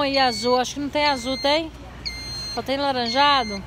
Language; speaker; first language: Portuguese; native; Portuguese